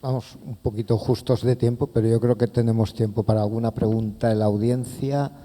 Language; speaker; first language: Spanish; non-native, local second language; Catalan